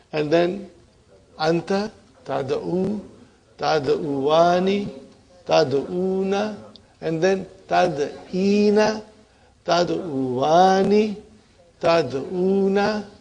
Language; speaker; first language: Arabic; non-native, fluent; Urdu